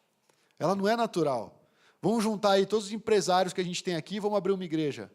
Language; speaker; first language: Portuguese; native; Portuguese